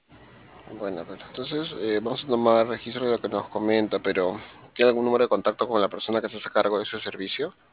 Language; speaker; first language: Spanish; native; Spanish